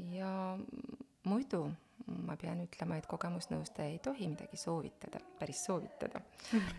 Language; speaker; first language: Estonian; non-native, local second language; Russian